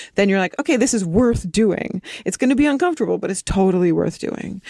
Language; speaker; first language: English; native; English